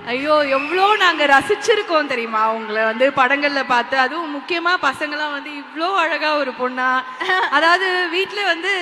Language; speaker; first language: Tamil; native; Tamil